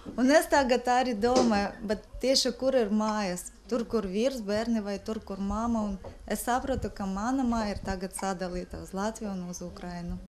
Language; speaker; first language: Latvian; non-native, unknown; Ukrainian